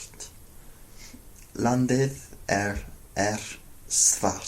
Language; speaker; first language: Icelandic; non-native, learner; English